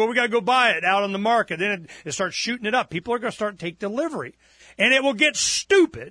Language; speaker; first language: English; native; English